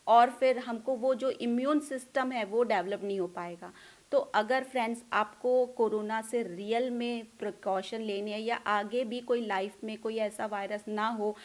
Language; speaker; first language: Hindi; non-native, local second language; Punjabi